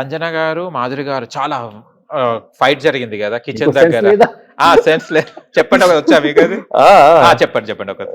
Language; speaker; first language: Telugu; native; Telugu